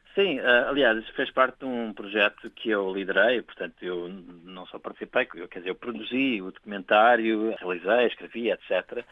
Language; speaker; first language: Portuguese; early bilingual, heritage; Portuguese